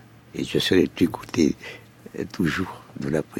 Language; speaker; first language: French; non-native, fluent; Arabic